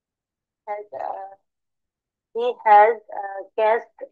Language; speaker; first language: English; non-native, learner; Bangla